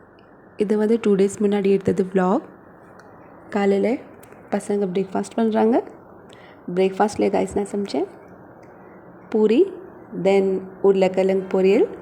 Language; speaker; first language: Tamil; non-native, local second language; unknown